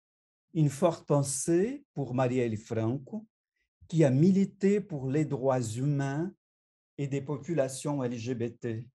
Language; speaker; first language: French; non-native, fluent; Portuguese